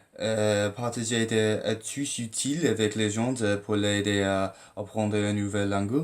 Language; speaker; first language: French; non-native, learner; English